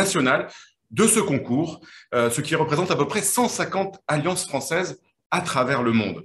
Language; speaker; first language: French; native; French